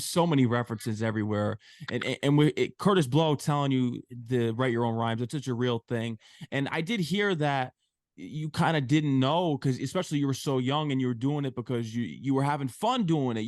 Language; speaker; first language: English; native; English